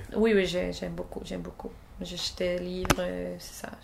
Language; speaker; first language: French; non-native, fluent; Spanish